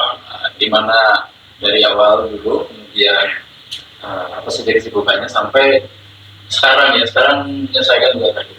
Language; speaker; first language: Indonesian; native; Indonesian